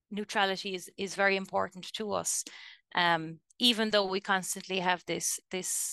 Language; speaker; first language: English; native; English